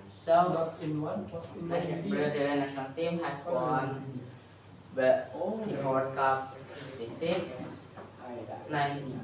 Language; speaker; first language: English; non-native, learner; Indonesian